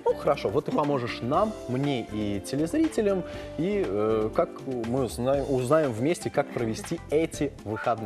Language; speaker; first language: Russian; native; Russian